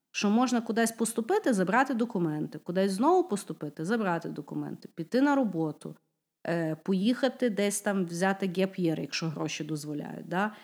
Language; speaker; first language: Ukrainian; non-native, local second language; Russian